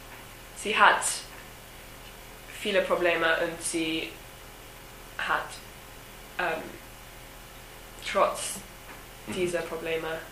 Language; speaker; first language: German; non-native, learner; English